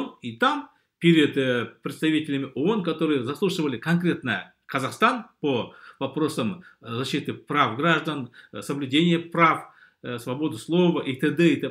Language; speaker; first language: Russian; native; Russian